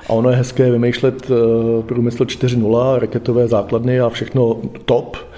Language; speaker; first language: Czech; native; Czech